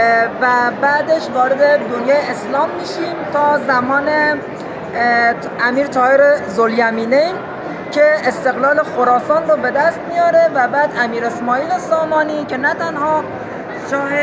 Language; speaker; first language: Persian; native; Persian